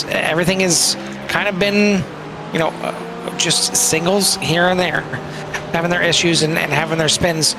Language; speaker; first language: English; native; English